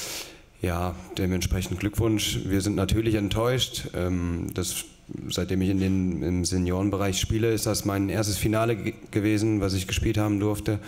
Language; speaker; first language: German; native; German